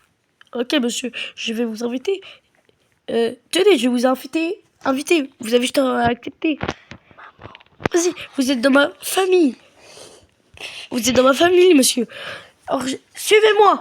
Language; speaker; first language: French; native; French